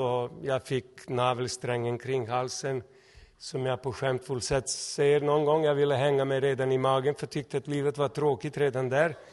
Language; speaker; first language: Swedish; non-native, fluent; Serbian